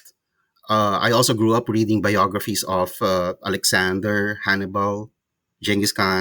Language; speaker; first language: English; non-native, local second language; Cebuano